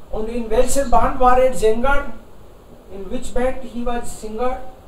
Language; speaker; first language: English; non-native, local second language; Hindi